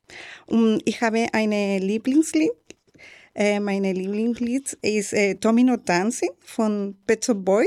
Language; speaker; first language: German; non-native, learner; Spanish